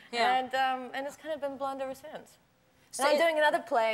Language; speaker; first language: English; native; English